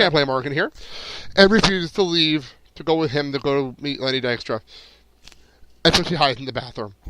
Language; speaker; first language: English; native; English